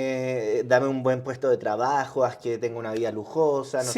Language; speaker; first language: Spanish; native; Spanish